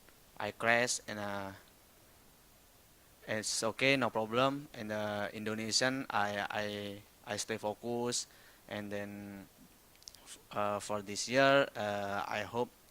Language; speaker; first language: English; non-native, learner; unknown